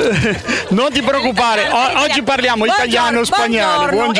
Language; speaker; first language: Italian; native; Italian